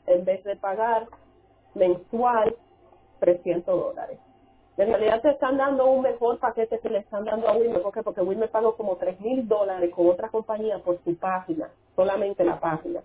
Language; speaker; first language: Spanish; early bilingual, heritage; Spanish